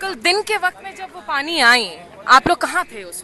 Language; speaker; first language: Hindi; native; Hindi